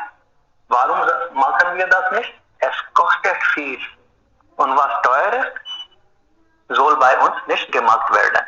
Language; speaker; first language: German; non-native, fluent; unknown